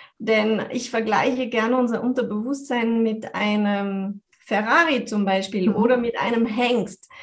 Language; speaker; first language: German; non-native, fluent; French